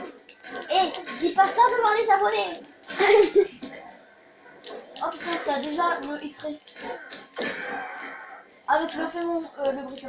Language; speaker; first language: French; native; French